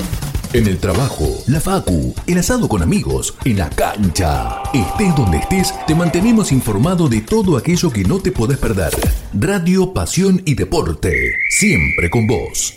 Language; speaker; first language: Spanish; native; Spanish